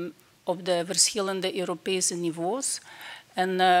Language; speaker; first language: Dutch; non-native, fluent; Ukrainian